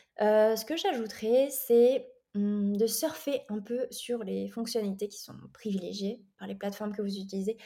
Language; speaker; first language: French; native; French